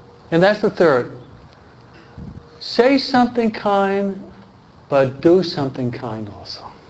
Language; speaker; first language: English; native; English